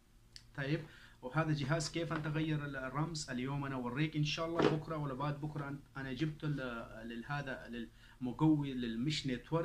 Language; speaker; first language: Arabic; non-native, learner; Urdu